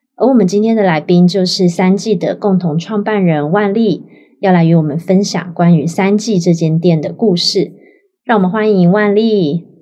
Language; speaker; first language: Chinese; native; Chinese